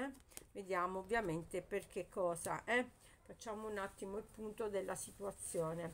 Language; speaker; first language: Italian; native; Italian